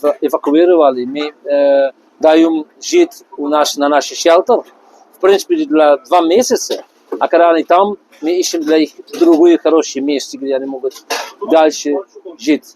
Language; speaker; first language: Russian; non-native, learner; Dutch